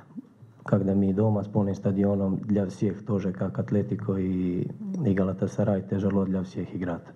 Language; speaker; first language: Russian; non-native, learner; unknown